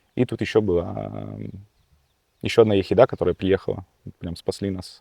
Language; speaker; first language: Russian; early bilingual, heritage; Russian